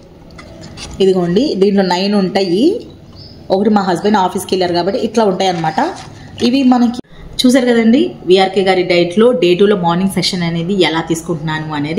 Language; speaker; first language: Telugu; native; Telugu